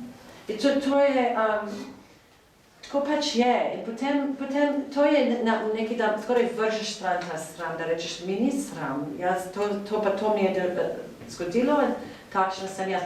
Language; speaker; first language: Slovenian; non-native, fluent; English